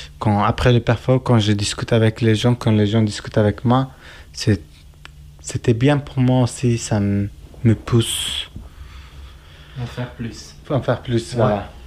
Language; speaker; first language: French; non-native, learner; Kurdish